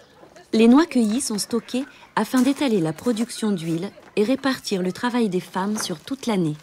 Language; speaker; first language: French; native; French